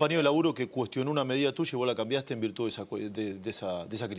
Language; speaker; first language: Spanish; native; Spanish